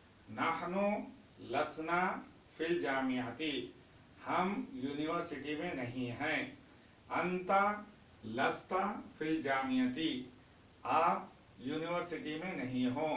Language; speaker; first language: Hindi; non-native, fluent; Urdu